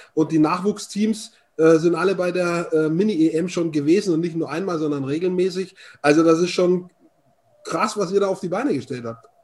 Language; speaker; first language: German; native; German